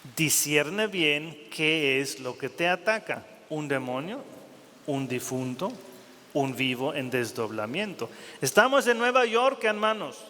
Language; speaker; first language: Spanish; non-native, fluent; German